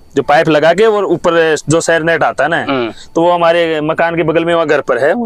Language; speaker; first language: Hindi; native; Hindi